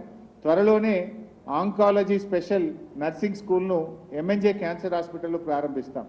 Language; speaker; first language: Telugu; native; Telugu